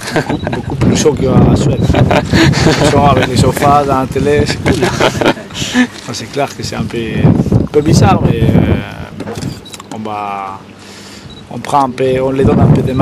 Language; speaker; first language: French; non-native, fluent; Spanish